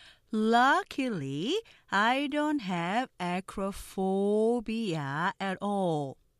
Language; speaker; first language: English; non-native, fluent; Korean